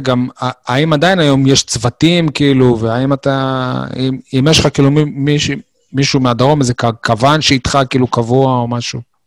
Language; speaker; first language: Hebrew; native; Hebrew